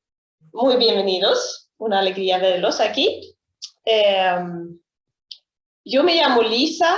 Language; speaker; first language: Spanish; non-native, fluent; Swedish